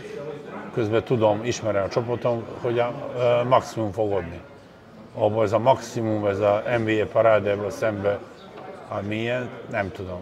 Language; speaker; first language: Hungarian; non-native, fluent; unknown